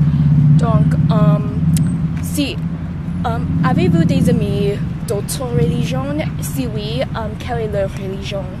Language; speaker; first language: French; non-native, learner; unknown